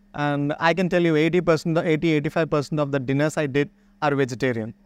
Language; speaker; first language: English; non-native, local second language; Malayalam